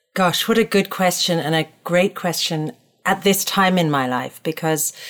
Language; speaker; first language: English; native; English